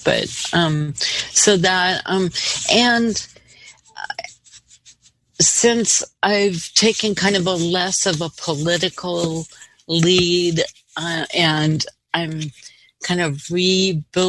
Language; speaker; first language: English; native; English